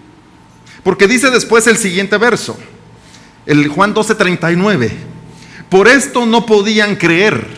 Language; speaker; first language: Spanish; native; Spanish